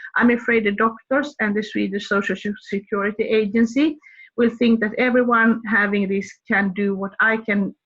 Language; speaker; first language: English; non-native, fluent; Swedish